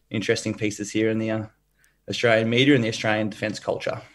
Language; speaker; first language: English; native; English